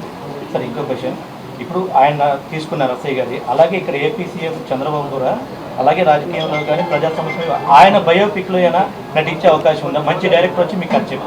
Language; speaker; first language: Telugu; native; Telugu